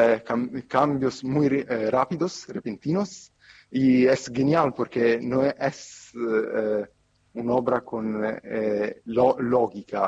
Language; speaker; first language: Spanish; non-native, fluent; Italian